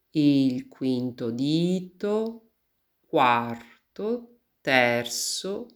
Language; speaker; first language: Italian; native; Italian